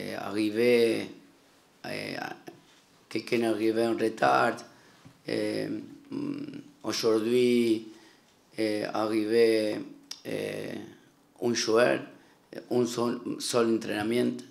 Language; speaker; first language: French; non-native, learner; Spanish